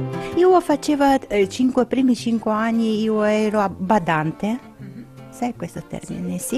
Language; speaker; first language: Italian; non-native, learner; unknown